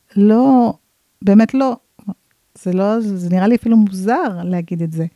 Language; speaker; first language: Hebrew; non-native, fluent; English